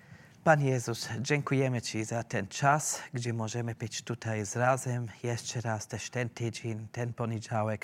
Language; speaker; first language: Polish; non-native, learner; German